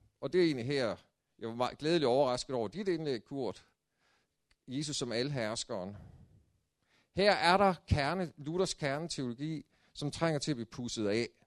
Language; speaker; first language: Danish; native; Danish